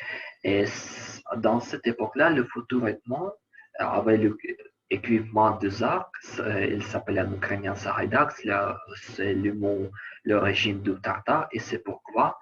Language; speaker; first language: French; non-native, learner; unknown